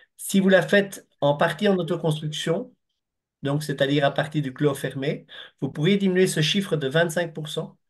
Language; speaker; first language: French; native; French